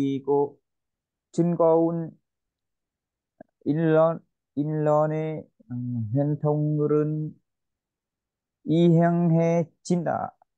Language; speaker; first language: Korean; non-native, learner; Vietnamese